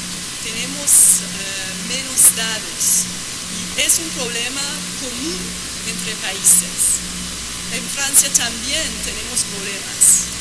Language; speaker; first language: Spanish; non-native, fluent; French